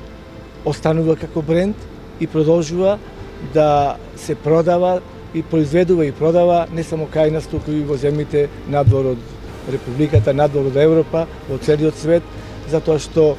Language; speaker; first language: Macedonian; native; Macedonian